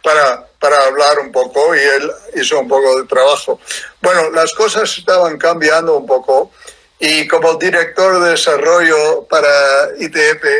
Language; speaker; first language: Spanish; non-native, fluent; English